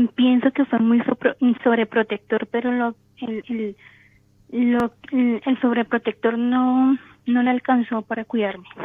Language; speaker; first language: Spanish; native; Spanish